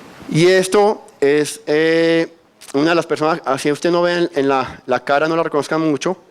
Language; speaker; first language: Spanish; native; Spanish